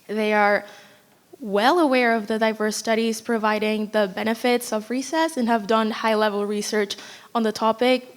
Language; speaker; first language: English; non-native, fluent; Spanish